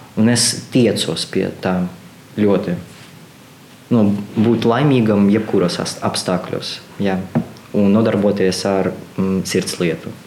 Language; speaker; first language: Latvian; non-native, local second language; Russian